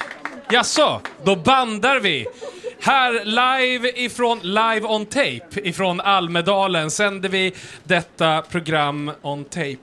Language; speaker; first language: Swedish; native; Swedish